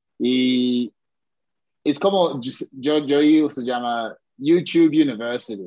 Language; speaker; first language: Spanish; non-native, fluent; English